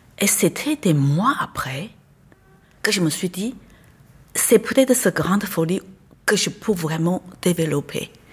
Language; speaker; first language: French; non-native, fluent; Chinese